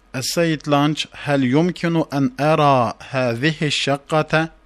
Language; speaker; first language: Arabic; non-native, fluent; Turkish